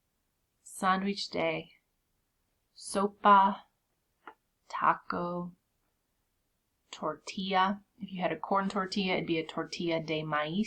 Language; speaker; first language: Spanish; non-native, fluent; English